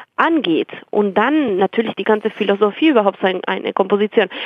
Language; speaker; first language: German; non-native, fluent; Spanish